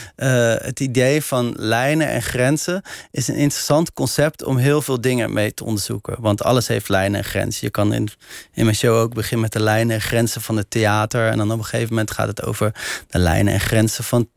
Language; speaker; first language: Dutch; native; Dutch